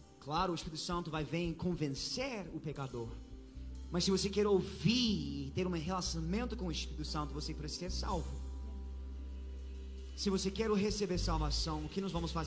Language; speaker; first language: Portuguese; non-native, fluent; English